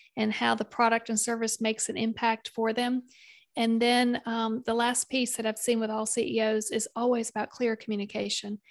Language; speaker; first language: English; native; English